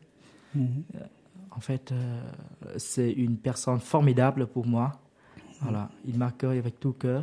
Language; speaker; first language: French; non-native, learner; Vietnamese